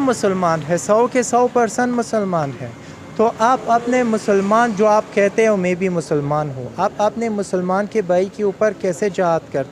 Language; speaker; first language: Hindi; non-native, learner; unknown